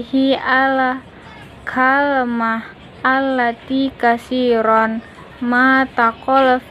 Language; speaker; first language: Arabic; non-native, learner; Indonesian